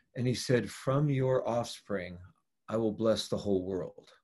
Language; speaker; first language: English; native; English